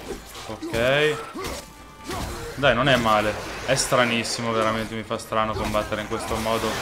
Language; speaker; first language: Italian; native; Italian